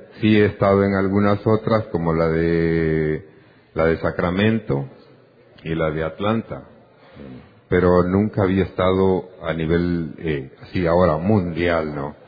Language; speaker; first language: Spanish; native; Spanish